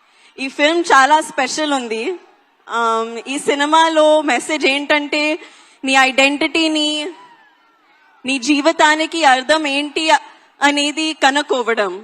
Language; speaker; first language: Telugu; non-native, fluent; Hindi